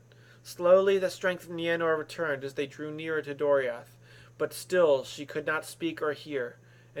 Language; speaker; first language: English; native; English